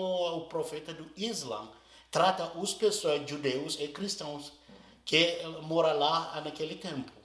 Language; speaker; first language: Portuguese; non-native, learner; Arabic